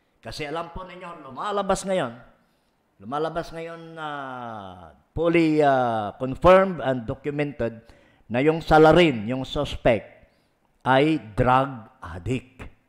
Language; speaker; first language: Filipino; non-native, local second language; Pangasinan